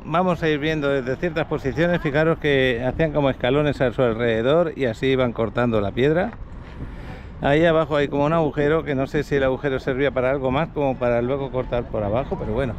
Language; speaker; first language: Spanish; native; Spanish